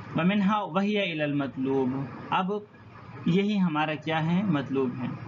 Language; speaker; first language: Urdu; non-native, local second language; Pashto